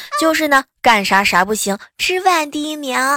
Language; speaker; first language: Chinese; native; Chinese